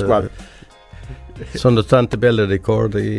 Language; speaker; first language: Italian; non-native, learner; Swedish